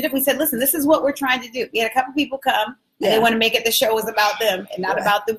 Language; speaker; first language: English; native; English